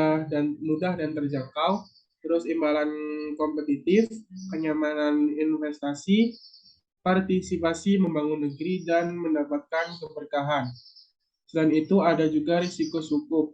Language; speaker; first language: Indonesian; native; Indonesian